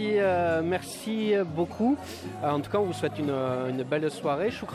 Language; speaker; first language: French; native; French